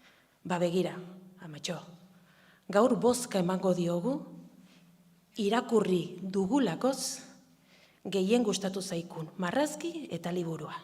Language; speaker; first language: Basque; native; Basque